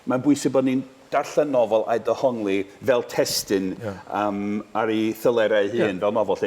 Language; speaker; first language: Welsh; non-native, fluent; English